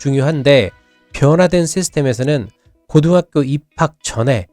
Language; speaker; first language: Korean; native; Korean